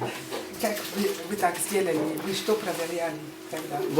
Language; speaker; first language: Russian; non-native, fluent; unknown